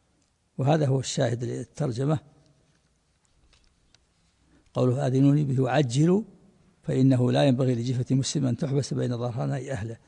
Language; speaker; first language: Arabic; native; Arabic